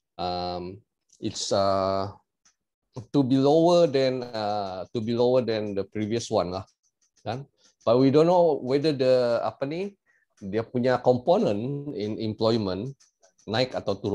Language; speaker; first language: English; non-native, local second language; Malay